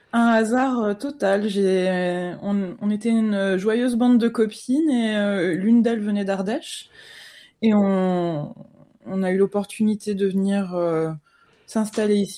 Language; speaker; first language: French; native; French